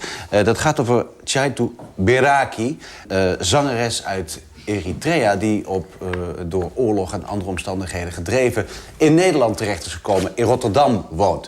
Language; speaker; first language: Dutch; native; Dutch